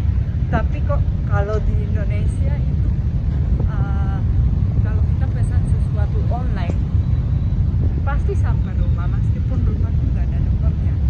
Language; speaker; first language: Indonesian; non-native, fluent; Spanish